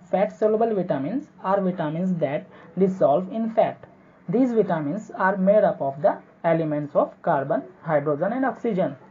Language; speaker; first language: English; non-native, local second language; Hindi